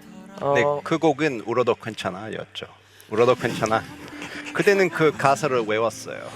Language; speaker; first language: Korean; non-native, learner; English